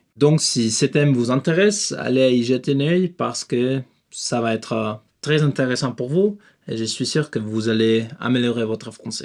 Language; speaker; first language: French; non-native, learner; Spanish